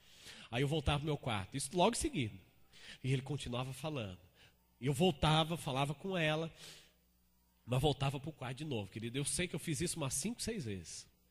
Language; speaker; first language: Portuguese; native; Portuguese